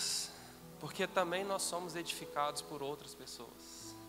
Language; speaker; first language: Portuguese; native; Portuguese